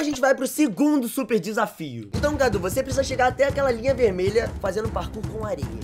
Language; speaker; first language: Portuguese; native; Portuguese